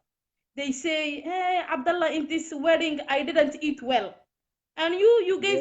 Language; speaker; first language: English; non-native, learner; Somali